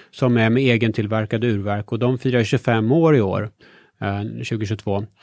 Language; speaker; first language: Swedish; native; Swedish